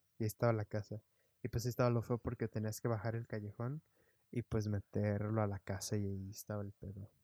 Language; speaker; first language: Spanish; early bilingual, heritage; Spanish